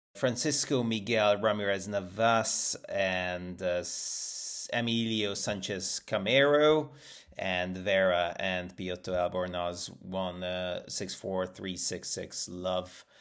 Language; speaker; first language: English; native; English